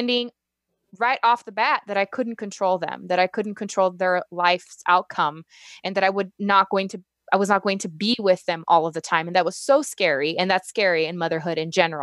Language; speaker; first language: English; non-native, fluent; Portuguese